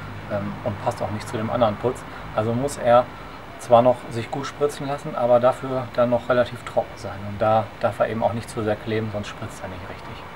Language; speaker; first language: German; native; German